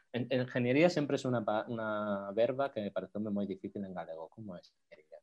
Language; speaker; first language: Galician; non-native, local second language; Spanish